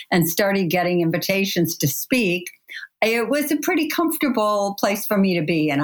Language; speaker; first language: English; native; English